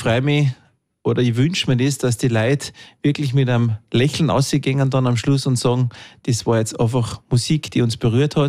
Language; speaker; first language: German; native; German